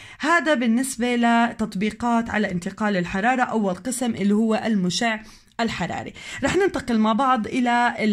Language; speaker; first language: Arabic; native; Arabic